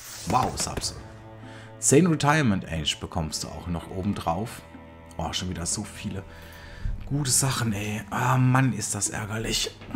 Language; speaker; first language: German; native; German